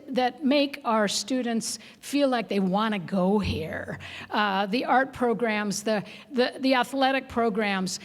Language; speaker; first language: English; native; English